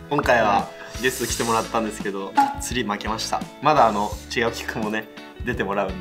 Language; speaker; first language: Japanese; native; Japanese